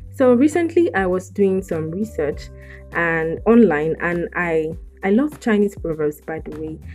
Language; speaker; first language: English; non-native, local second language; Yoruba